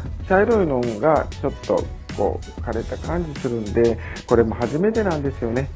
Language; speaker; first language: Japanese; native; Japanese